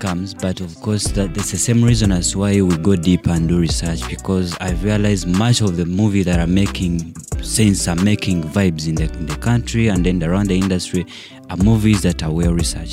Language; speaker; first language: English; non-native, local second language; Ganda